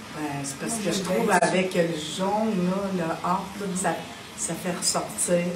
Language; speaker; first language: French; native; French